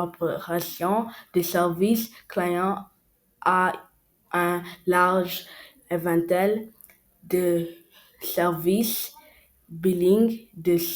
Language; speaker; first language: French; non-native, learner; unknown